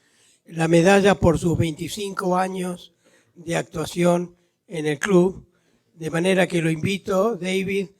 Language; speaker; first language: Spanish; native; Spanish